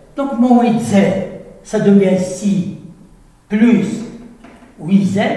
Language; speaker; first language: French; non-native, local second language; Arabic